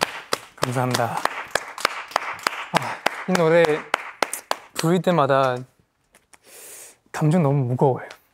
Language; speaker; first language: Korean; non-native, fluent; Chinese